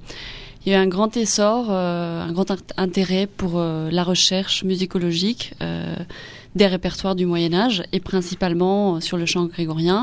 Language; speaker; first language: French; non-native, fluent; Spanish